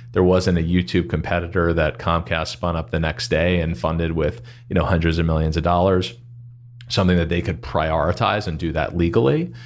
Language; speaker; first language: English; native; English